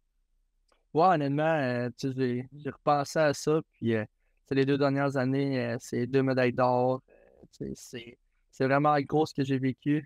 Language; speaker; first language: French; native; French